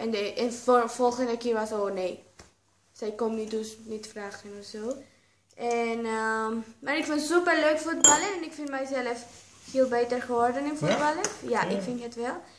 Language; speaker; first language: Dutch; non-native, learner; Spanish